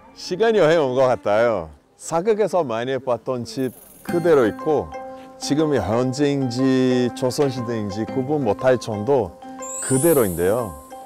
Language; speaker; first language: Korean; non-native, fluent; Portuguese